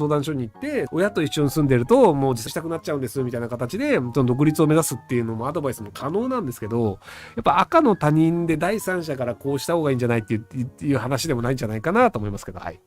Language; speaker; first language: Japanese; native; Japanese